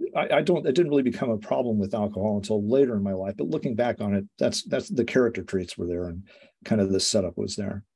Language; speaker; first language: English; native; English